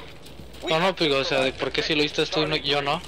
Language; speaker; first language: Spanish; native; Spanish